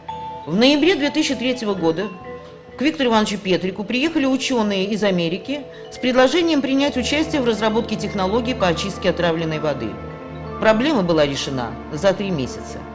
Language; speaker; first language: Russian; native; Russian